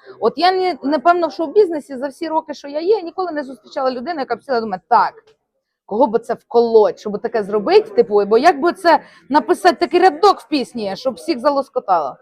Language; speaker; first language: Ukrainian; native; Ukrainian